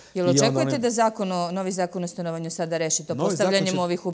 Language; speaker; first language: Serbian; native; Serbian